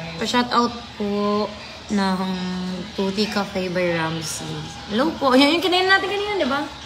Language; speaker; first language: Filipino; non-native, local second language; Cebuano